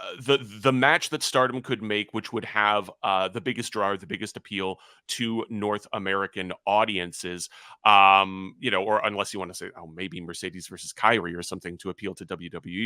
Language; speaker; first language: English; native; English